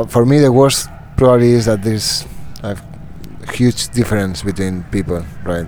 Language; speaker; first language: English; non-native, fluent; Spanish